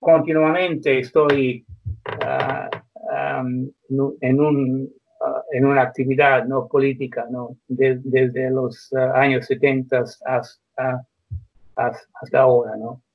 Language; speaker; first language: Spanish; non-native, fluent; Croatian